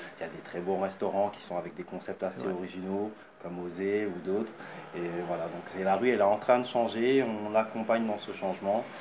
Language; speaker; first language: French; native; French